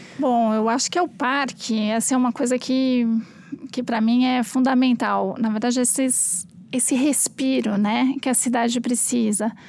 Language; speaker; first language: Portuguese; native; Portuguese